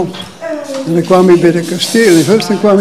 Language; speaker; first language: Dutch; native; Dutch